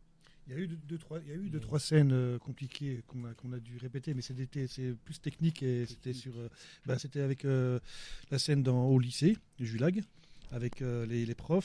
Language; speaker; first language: French; native; French